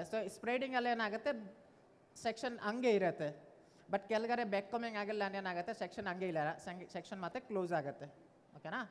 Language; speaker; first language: Kannada; non-native, learner; Bangla